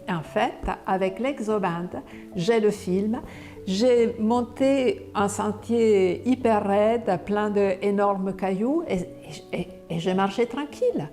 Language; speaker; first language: French; non-native, fluent; Italian